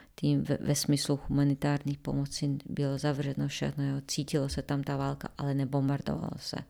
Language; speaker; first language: Czech; non-native, fluent; Bosnian